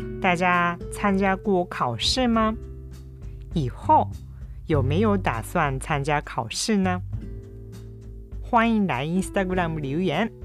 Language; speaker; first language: Chinese; non-native, fluent; Japanese